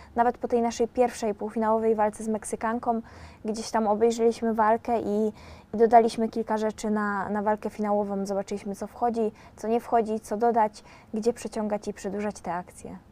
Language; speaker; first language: Polish; native; Polish